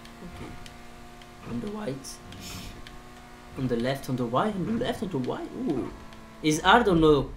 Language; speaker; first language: English; non-native, learner; French